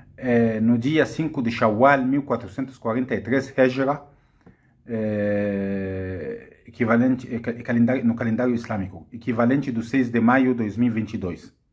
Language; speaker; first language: Portuguese; non-native, fluent; Arabic